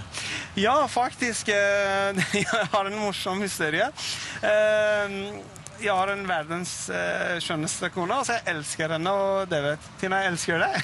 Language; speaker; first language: Norwegian; non-native, fluent; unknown